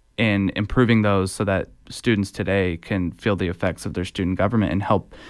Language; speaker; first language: English; native; English